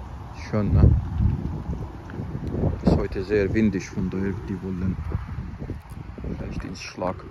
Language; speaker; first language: German; non-native, fluent; Azerbaijani